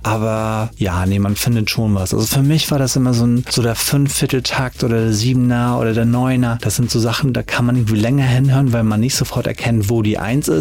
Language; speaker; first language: German; native; German